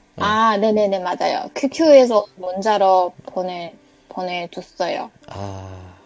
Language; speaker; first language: Korean; non-native, learner; Chinese